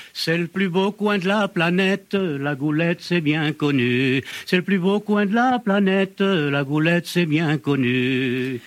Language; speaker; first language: French; native; French